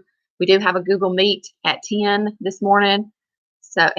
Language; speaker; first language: English; native; English